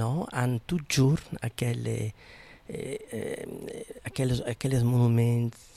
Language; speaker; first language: French; non-native, fluent; Italian